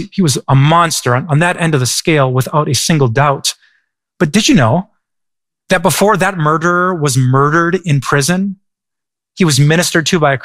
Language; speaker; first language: English; native; English